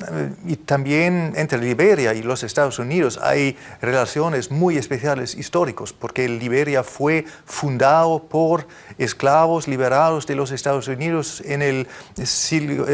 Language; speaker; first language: Spanish; non-native, fluent; German